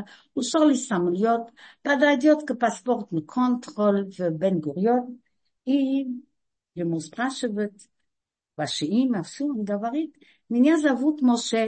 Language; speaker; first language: Russian; non-native, fluent; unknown